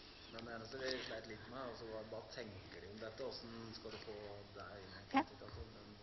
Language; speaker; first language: Norwegian; native; Norwegian